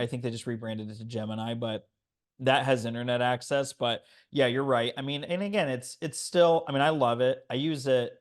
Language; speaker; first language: English; native; English